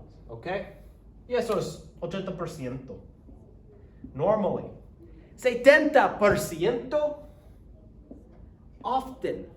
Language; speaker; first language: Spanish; non-native, learner; English